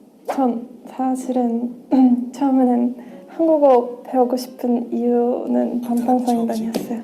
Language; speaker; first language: Korean; non-native, fluent; Russian